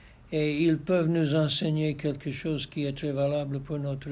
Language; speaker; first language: French; non-native, fluent; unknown